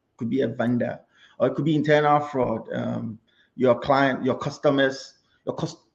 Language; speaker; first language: English; non-native, local second language; Akan